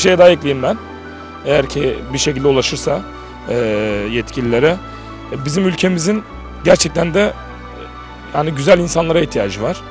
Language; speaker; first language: Turkish; native; Turkish